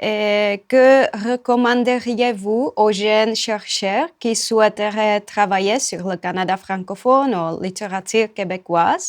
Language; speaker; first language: French; non-native, fluent; Czech